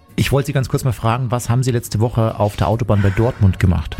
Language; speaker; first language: German; native; German